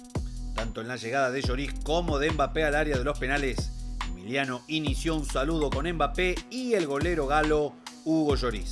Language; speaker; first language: Spanish; native; Spanish